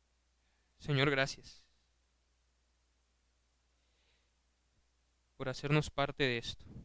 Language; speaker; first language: Spanish; native; Spanish